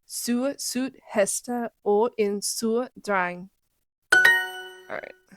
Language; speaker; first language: Danish; non-native, learner; English